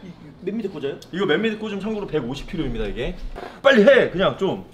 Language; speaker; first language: Korean; native; Korean